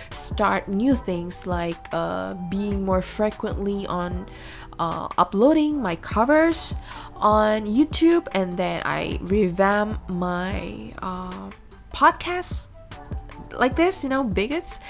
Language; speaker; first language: English; non-native, fluent; Indonesian